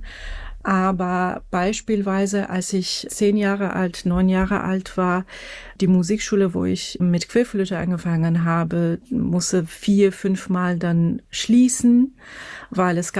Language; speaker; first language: German; non-native, fluent; Persian